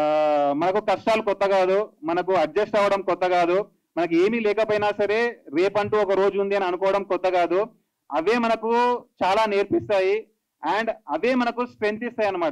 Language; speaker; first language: Telugu; native; Telugu